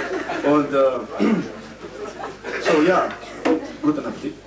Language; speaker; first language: German; non-native, learner; Dutch